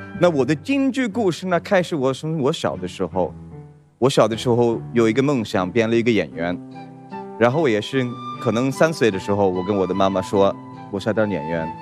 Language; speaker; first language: Chinese; non-native, fluent; Swedish